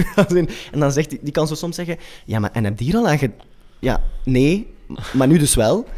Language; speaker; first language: Dutch; native; Dutch